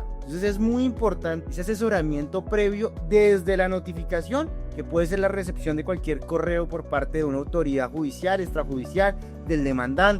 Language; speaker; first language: Spanish; native; Spanish